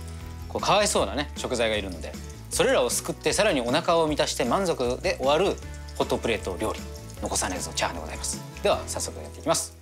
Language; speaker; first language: Japanese; native; Japanese